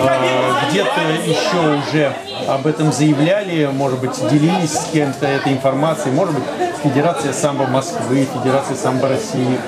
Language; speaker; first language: Russian; native; Russian